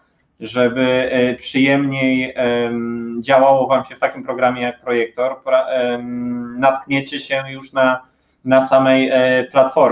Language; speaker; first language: Polish; native; Polish